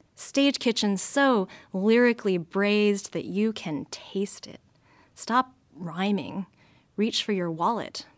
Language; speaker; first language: English; native; English